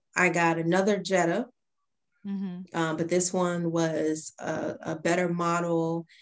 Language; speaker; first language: English; native; English